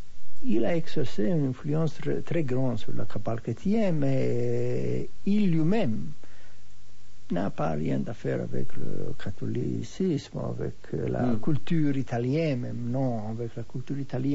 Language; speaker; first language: French; non-native, fluent; Hebrew